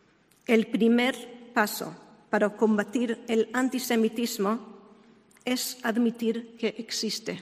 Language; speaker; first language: Spanish; non-native, fluent; Hebrew